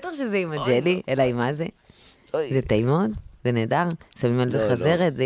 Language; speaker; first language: Hebrew; native; Hebrew